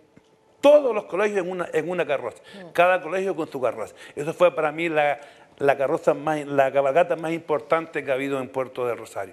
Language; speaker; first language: Spanish; native; Spanish